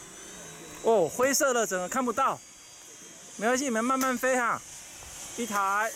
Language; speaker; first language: Chinese; native; Chinese